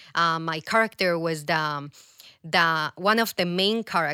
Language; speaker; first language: English; non-native, fluent; Spanish